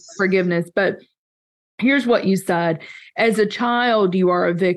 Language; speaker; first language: English; native; English